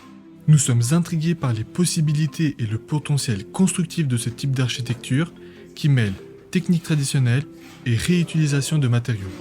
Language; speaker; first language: French; native; French